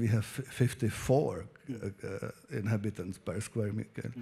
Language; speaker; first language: English; non-native, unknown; Czech